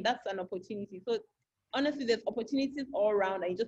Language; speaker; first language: English; non-native, local second language; Yoruba